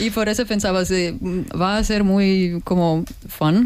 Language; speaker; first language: Spanish; non-native, learner; Russian